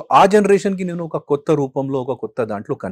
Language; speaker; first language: Telugu; non-native, fluent; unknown